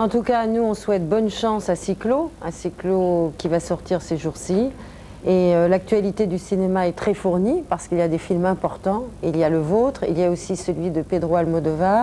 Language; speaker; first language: French; native; French